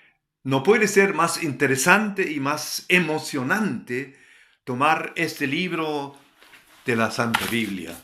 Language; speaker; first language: Spanish; non-native, fluent; German